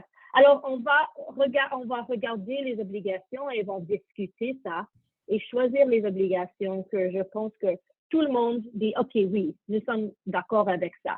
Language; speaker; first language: French; non-native, learner; English